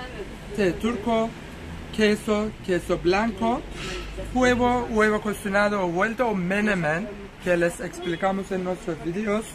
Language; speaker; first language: Spanish; non-native, fluent; Turkish